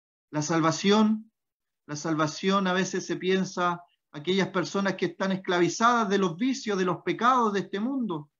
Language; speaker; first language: Spanish; native; Spanish